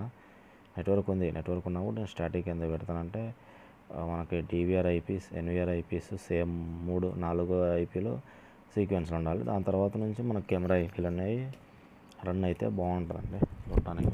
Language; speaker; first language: Telugu; native; Telugu